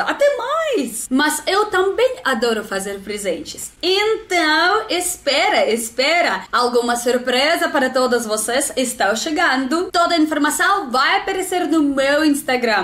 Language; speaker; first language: Portuguese; non-native, learner; Russian